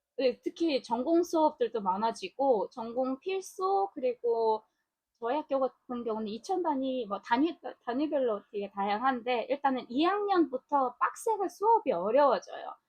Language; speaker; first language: Korean; non-native, fluent; Mongolian